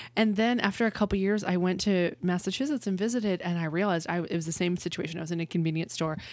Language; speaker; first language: English; native; English